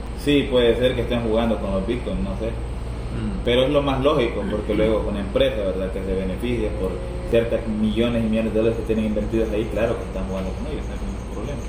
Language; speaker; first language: Spanish; native; Spanish